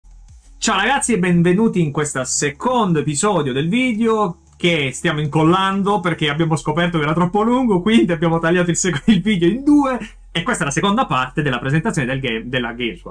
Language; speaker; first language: Italian; native; Italian